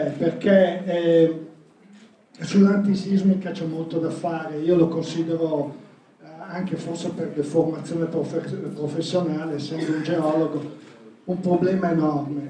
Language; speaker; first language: Italian; native; Italian